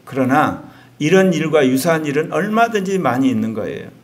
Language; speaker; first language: Korean; native; Korean